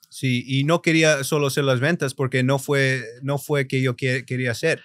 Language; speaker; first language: Spanish; early bilingual, other home language; English